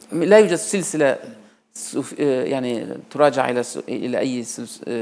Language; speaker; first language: Arabic; non-native, fluent; Turkish